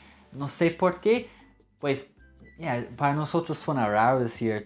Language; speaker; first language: Spanish; non-native, fluent; English